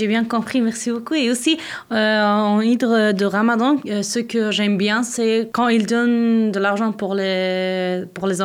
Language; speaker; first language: French; non-native, learner; Persian